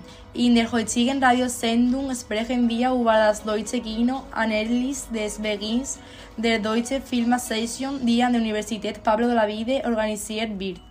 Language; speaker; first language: German; non-native, learner; Spanish